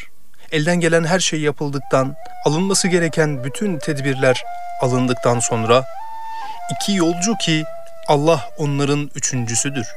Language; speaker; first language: Turkish; native; Turkish